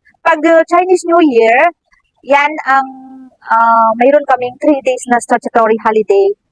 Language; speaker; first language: Filipino; native; Filipino